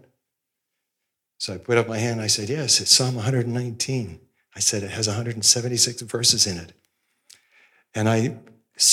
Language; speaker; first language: English; native; English